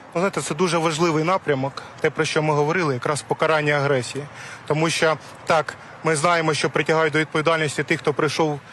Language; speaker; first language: Ukrainian; native; Ukrainian